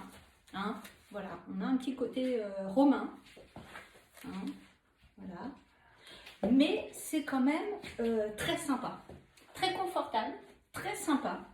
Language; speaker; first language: French; native; French